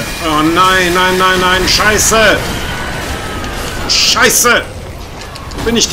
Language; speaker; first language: German; native; German